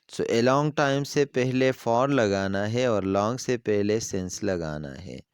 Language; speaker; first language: Urdu; non-native, local second language; Pashto